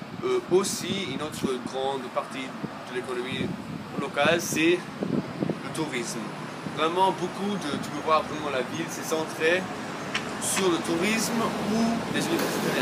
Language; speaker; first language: French; non-native, fluent; English